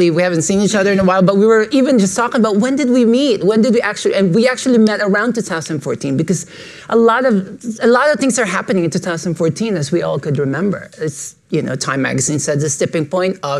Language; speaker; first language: English; non-native, local second language; Filipino